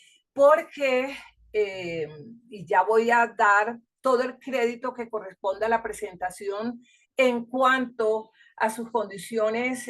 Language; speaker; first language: Spanish; native; Spanish